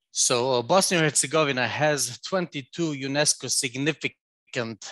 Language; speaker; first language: English; non-native, fluent; Croatian